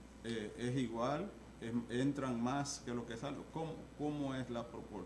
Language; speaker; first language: Spanish; native; Spanish